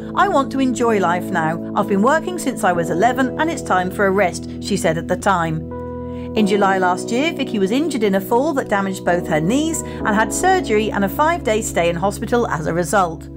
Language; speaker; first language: English; native; English